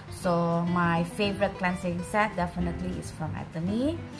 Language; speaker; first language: English; non-native, local second language; Malay